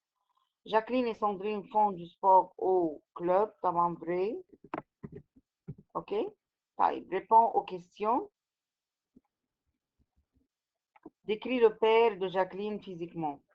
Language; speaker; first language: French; non-native, fluent; Arabic